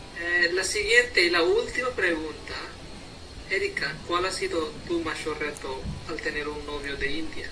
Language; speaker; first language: Spanish; non-native, fluent; Hindi